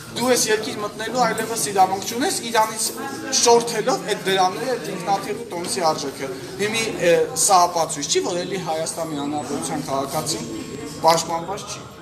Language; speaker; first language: Armenian; native; Armenian